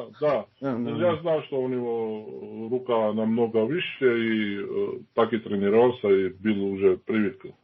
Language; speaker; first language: Russian; non-native, fluent; Georgian